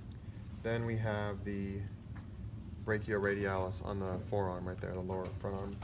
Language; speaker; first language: English; native; English